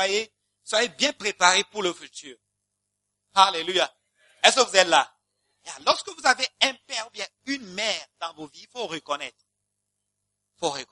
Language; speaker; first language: French; non-native, fluent; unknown